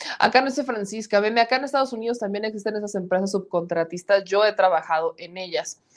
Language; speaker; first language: Spanish; native; Spanish